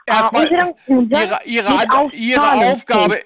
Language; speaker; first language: German; non-native, learner; Estonian